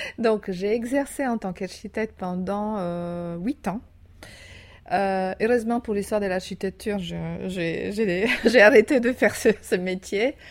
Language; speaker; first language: French; non-native, fluent; Italian